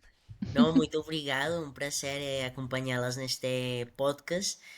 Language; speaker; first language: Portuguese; non-native, learner; Spanish